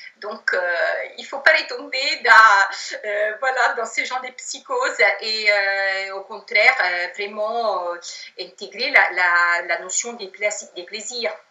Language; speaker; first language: French; non-native, fluent; Italian